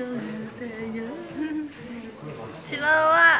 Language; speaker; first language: Korean; non-native, fluent; Chinese